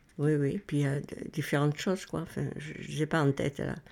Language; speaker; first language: French; native; French